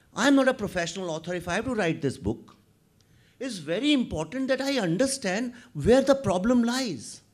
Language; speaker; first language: English; non-native, local second language; Hindi